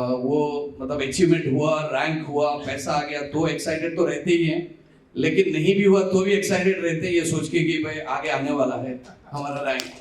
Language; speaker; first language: Hindi; non-native, local second language; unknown